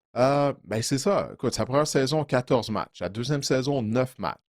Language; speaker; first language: French; native; French